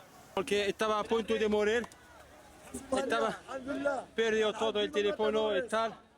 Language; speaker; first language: Spanish; non-native, learner; Arabic